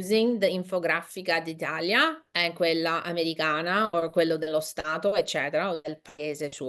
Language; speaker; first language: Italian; non-native, fluent; English